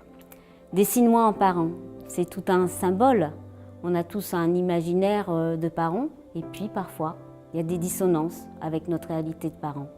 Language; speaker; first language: French; native; French